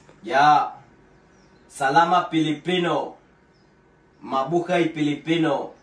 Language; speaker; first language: Filipino; non-native, learner; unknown